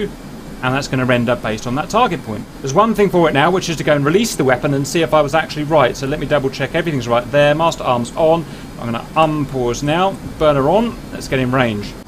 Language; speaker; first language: English; native; English